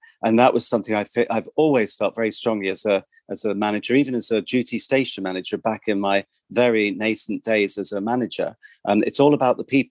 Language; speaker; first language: English; native; English